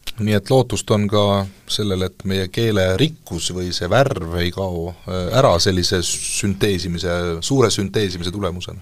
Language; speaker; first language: Estonian; native; Estonian